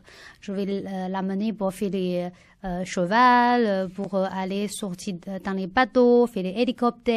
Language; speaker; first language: French; non-native, learner; Chinese